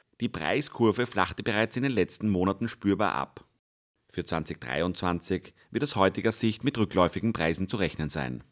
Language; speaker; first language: German; native; German